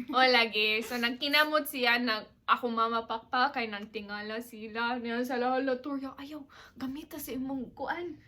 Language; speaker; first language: Cebuano; non-native, local second language; English